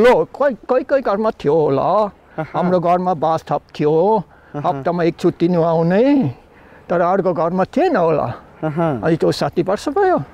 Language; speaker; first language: Nepali; non-native, learner; German